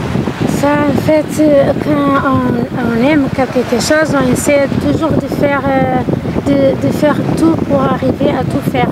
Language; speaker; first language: French; non-native, learner; Kabuverdianu